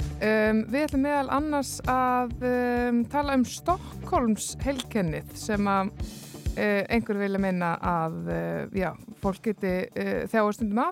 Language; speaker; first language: Icelandic; native; Icelandic